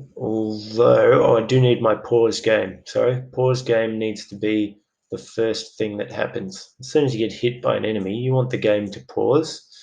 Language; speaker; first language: English; native; English